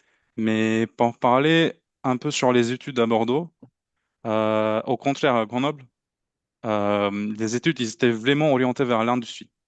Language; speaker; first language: French; non-native, fluent; Turkish